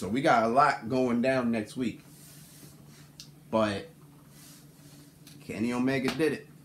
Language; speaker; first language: English; native; English